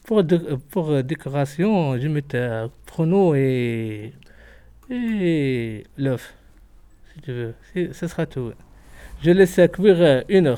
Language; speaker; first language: French; non-native, learner; Arabic